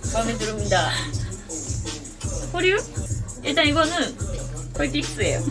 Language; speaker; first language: Korean; non-native, fluent; Japanese